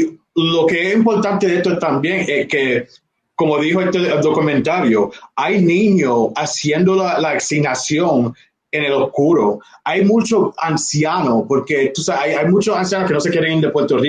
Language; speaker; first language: Spanish; early bilingual, heritage; Spanish